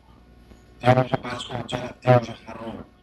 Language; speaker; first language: Russian; non-native, learner; Uzbek